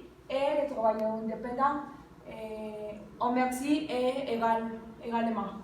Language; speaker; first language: French; non-native, learner; Spanish